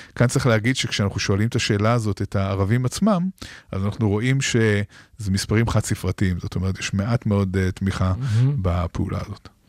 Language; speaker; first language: Hebrew; native; Hebrew